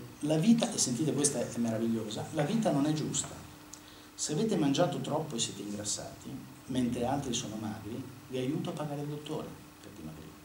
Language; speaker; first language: Italian; native; Italian